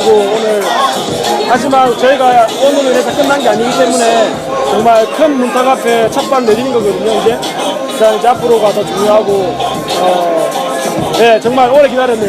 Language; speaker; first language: Korean; native; Korean